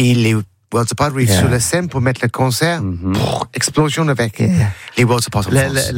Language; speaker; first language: French; non-native, learner; English